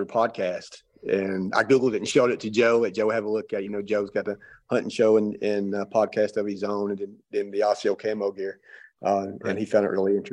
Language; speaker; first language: English; native; English